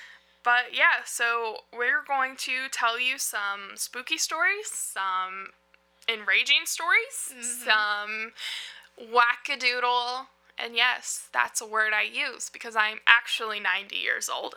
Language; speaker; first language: English; native; English